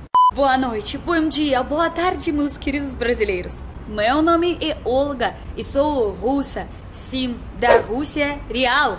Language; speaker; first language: Portuguese; non-native, learner; Russian